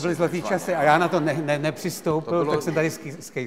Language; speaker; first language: Czech; native; Czech